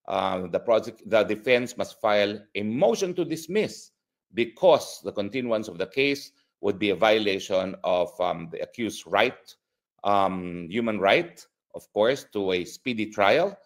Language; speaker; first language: English; non-native, local second language; Filipino